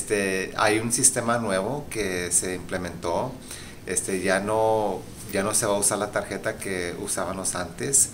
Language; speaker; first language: Spanish; early bilingual, heritage; Spanish